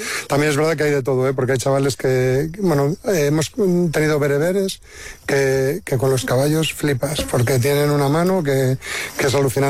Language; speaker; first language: Spanish; native; Spanish